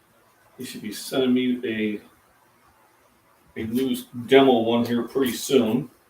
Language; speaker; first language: English; native; English